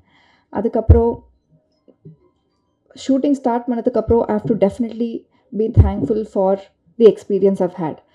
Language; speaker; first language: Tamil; non-native, learner; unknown